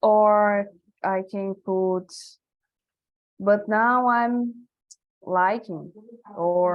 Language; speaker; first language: English; non-native, learner; Portuguese